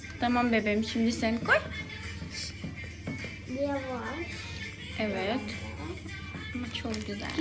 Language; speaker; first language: Turkish; non-native, fluent; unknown